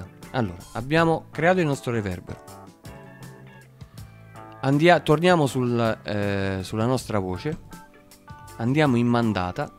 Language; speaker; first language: Italian; native; Italian